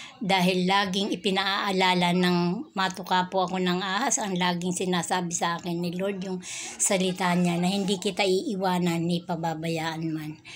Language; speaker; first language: Filipino; non-native, local second language; Bikol